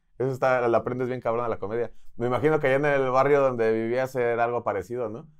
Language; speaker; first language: Spanish; native; Spanish